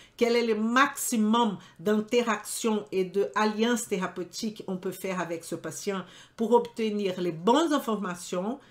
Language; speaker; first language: French; non-native, fluent; Portuguese